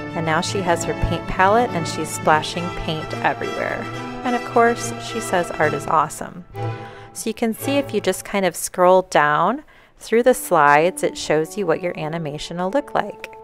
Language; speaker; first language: English; native; English